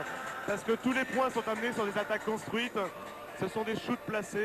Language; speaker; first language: French; native; French